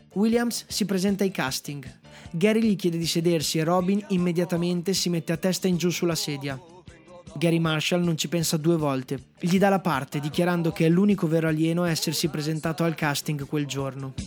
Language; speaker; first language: Italian; native; Italian